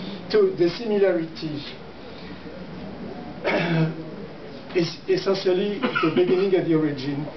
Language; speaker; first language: English; non-native, fluent; French